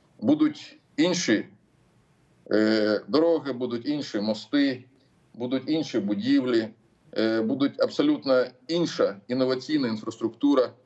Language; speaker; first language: Ukrainian; non-native, local second language; Russian